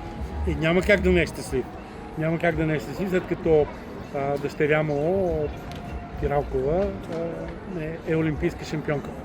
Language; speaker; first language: Bulgarian; native; Bulgarian